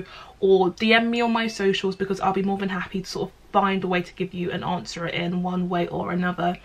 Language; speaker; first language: English; native; English